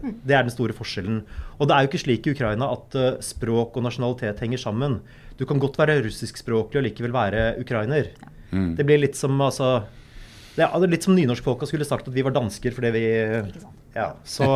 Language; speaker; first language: Norwegian; native; Norwegian